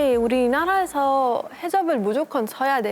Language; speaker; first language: Korean; non-native, fluent; Persian